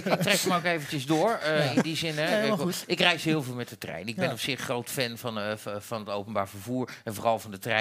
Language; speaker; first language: Dutch; native; Dutch